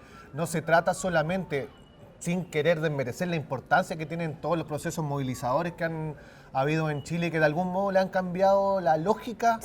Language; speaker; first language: Spanish; native; Spanish